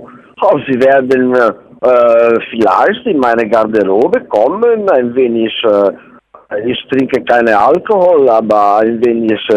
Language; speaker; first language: German; non-native, learner; Italian